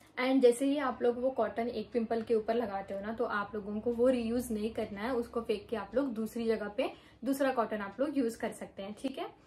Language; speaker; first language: Hindi; non-native, local second language; Marathi